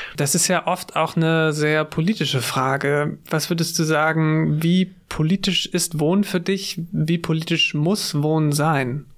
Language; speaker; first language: German; native; German